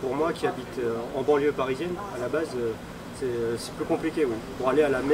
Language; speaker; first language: French; early bilingual, other home language; Min Nan Chinese